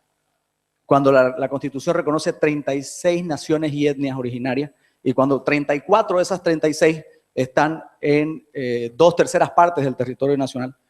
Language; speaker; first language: Spanish; native; Spanish